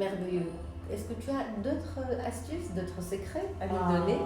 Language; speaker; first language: French; non-native, local second language; Arabic